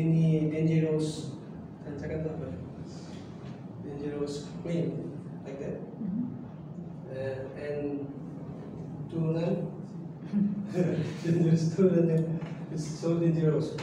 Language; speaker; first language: English; non-native, learner; Indonesian